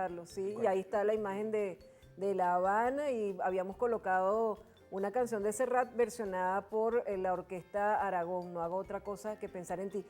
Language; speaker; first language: Spanish; native; Spanish